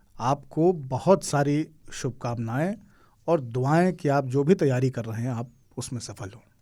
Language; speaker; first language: Hindi; native; Hindi